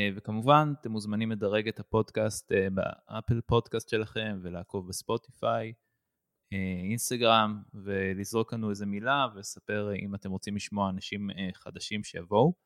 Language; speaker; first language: Hebrew; native; Hebrew